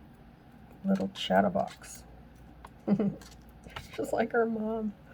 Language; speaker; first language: English; native; English